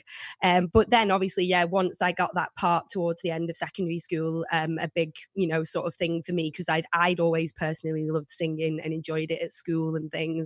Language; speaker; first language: English; native; English